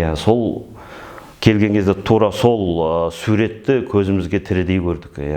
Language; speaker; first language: Kazakh; early bilingual, heritage; Kazakh